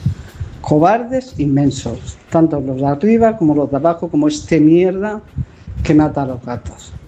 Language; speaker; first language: Spanish; native; Spanish